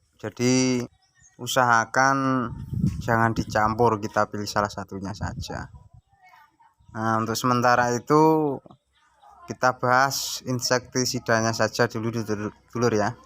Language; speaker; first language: Indonesian; non-native, local second language; Javanese